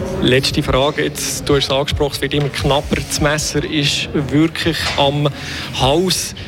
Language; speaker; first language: German; native; German